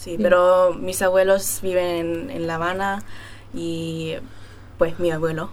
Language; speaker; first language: Spanish; early bilingual, heritage; German